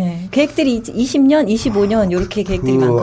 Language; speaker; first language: Korean; native; Korean